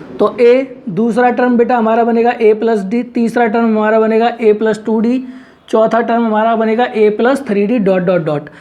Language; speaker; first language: Hindi; native; Hindi